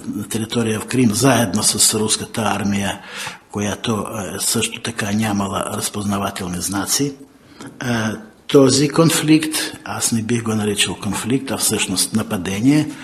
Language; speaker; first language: Bulgarian; non-native, fluent; Ukrainian